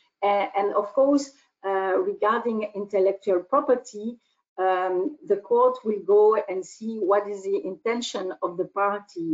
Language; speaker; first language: English; non-native, fluent; French